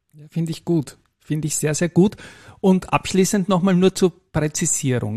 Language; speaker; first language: German; native; German